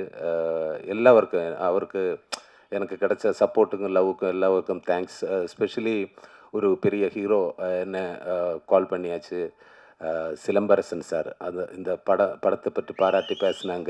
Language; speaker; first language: Tamil; non-native, learner; Malayalam